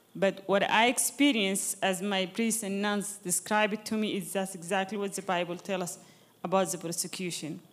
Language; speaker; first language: English; non-native, fluent; Arabic